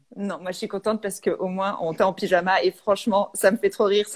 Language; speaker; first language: French; native; French